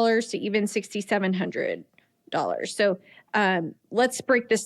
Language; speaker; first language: English; native; English